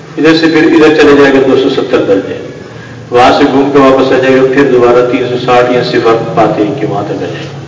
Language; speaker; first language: Urdu; non-native, local second language; Pashto